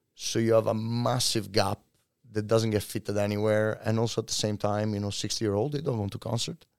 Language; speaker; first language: English; non-native, fluent; Italian